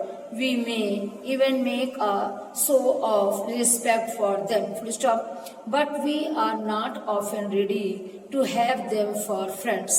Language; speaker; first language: English; non-native, local second language; Hindi